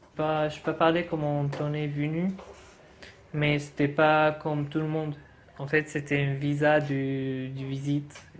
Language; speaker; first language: French; non-native, fluent; Arabic